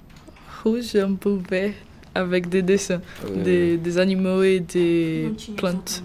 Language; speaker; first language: French; non-native, learner; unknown